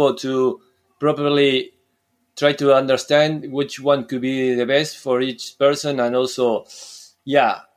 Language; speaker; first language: English; non-native, fluent; Spanish